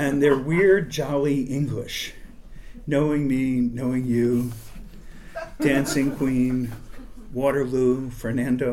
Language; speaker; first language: English; native; English